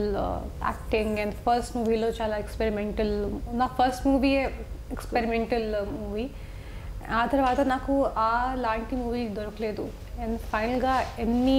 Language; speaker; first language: Telugu; non-native, local second language; Hindi